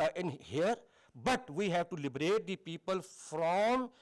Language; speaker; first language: English; non-native, local second language; Hindi